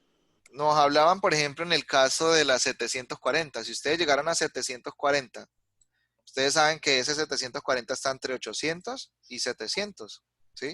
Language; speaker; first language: Spanish; native; Spanish